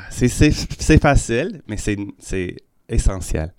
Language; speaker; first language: French; non-native, local second language; English